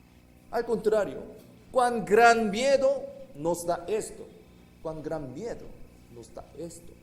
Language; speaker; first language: Spanish; non-native, fluent; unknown